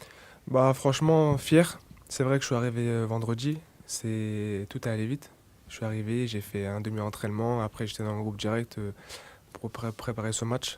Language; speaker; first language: French; non-native, local second language; Arabic